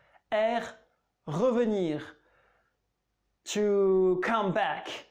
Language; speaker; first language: English; non-native, fluent; French